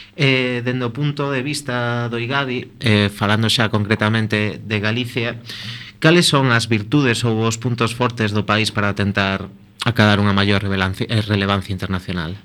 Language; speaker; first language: Galician; native; Galician